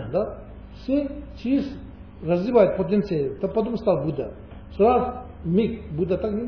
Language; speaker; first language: Russian; non-native, learner; Tibetan